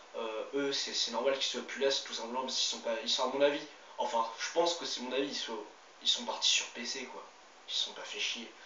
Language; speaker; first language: French; native; French